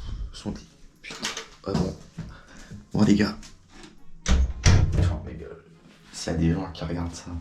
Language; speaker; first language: French; native; French